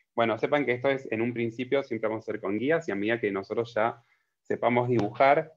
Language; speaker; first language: Spanish; native; Spanish